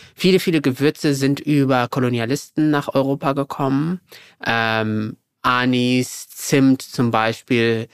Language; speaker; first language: German; early bilingual, other home language; Arabic